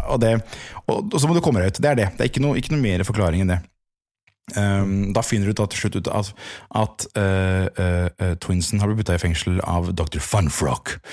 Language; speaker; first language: Norwegian; native; Norwegian